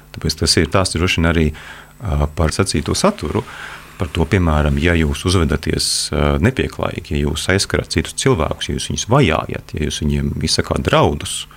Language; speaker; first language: Latvian; native; Latvian